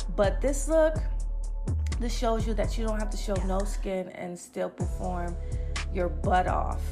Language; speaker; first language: English; native; English